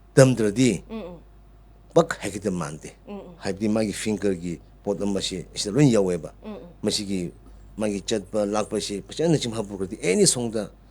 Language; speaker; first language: Manipuri; non-native, local second language; Tangkhul Naga (India)